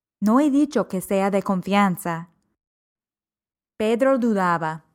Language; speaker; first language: Spanish; non-native, fluent; English